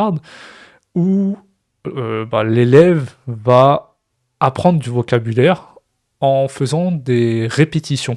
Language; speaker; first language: French; native; French